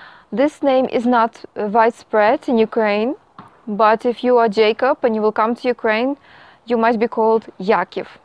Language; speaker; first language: English; non-native, fluent; Ukrainian